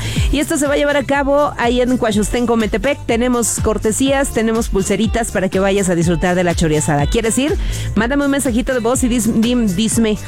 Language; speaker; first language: Spanish; native; Spanish